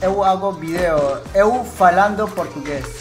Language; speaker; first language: Portuguese; non-native, learner; Spanish